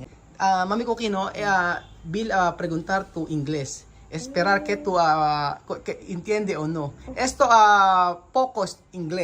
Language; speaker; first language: Spanish; non-native, learner; Filipino